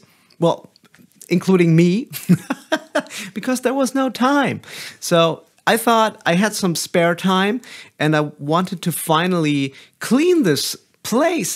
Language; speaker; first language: English; non-native, fluent; German